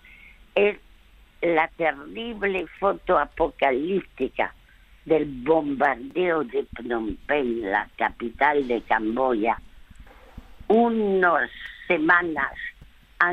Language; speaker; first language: Spanish; early bilingual, other home language; French